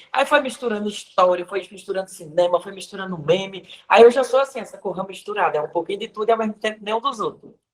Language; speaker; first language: Portuguese; native; Portuguese